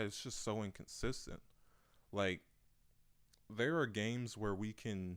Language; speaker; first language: English; native; English